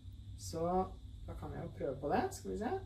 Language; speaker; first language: Norwegian; native; Norwegian